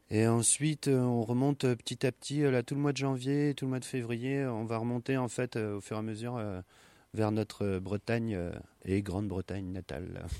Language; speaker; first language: French; native; French